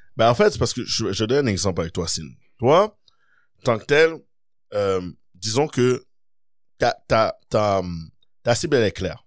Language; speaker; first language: French; early bilingual, other home language; Kabyle